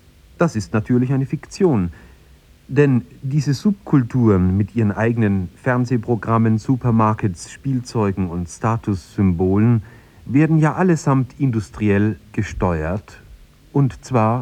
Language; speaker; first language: German; native; German